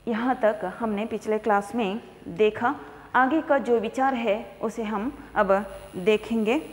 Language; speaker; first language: Hindi; non-native, local second language; Kannada